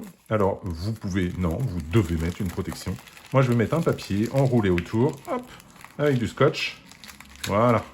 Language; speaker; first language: French; native; French